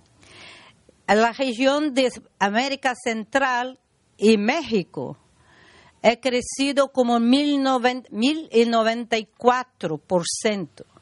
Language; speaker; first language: Spanish; non-native, learner; Portuguese